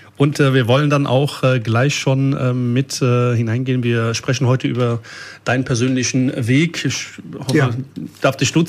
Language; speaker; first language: German; early bilingual, other home language; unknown